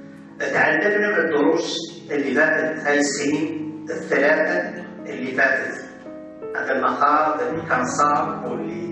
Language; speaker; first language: Arabic; native; Arabic